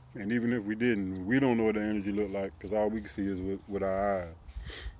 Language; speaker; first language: English; native; English